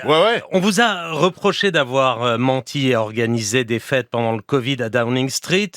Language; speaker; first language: French; native; French